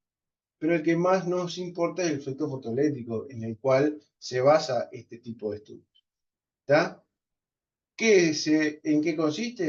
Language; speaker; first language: Spanish; native; Spanish